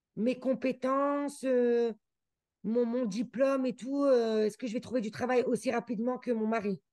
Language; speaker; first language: French; native; French